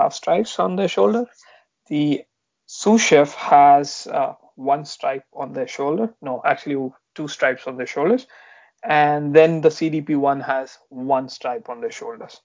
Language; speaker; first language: English; non-native, local second language; Marathi